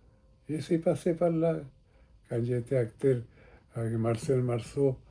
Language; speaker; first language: French; non-native, fluent; Spanish